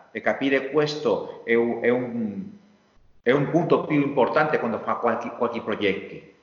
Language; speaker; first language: Italian; non-native, learner; Spanish